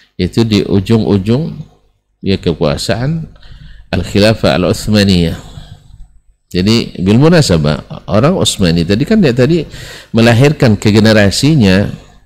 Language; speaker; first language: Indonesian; non-native, local second language; Minangkabau